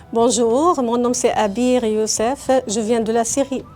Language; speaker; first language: French; non-native, fluent; Arabic